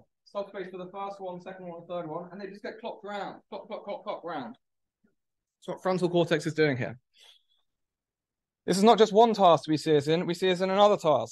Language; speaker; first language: English; native; English